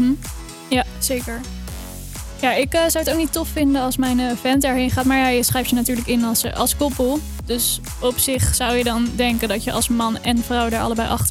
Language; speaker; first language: Dutch; native; Dutch